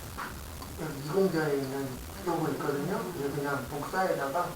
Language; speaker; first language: Korean; native; Korean